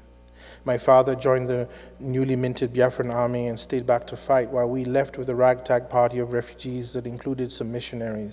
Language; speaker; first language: English; native; English